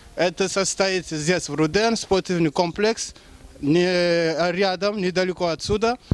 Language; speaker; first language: Russian; non-native, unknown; Lingala